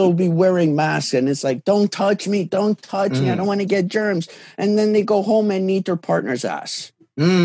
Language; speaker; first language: English; early bilingual, other home language; Portuguese